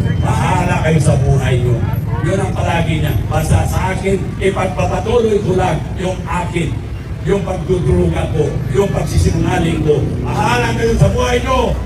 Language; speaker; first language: Filipino; non-native, local second language; Iloko